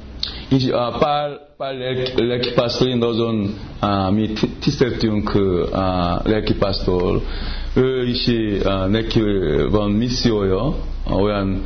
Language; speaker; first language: Hungarian; non-native, learner; Korean